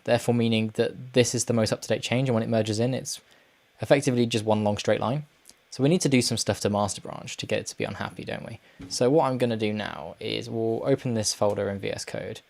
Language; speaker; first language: English; native; English